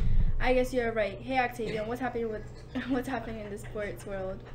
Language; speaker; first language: English; native; English